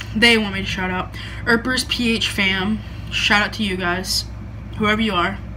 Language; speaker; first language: English; native; English